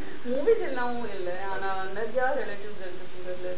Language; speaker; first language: Tamil; non-native, learner; Gujarati